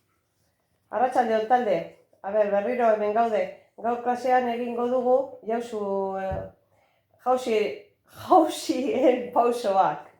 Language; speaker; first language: Basque; non-native, local second language; Spanish